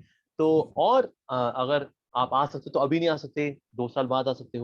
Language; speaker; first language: Hindi; native; Hindi